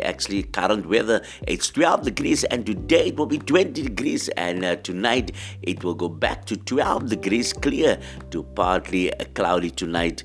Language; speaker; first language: English; non-native, local second language; Afrikaans